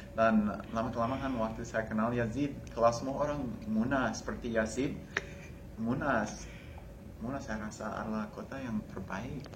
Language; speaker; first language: Indonesian; non-native, fluent; English